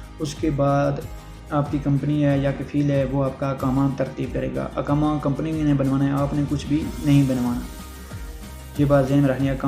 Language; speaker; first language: Urdu; non-native, local second language; Punjabi